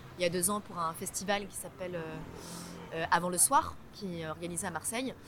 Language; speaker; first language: French; early bilingual, other home language; Vietnamese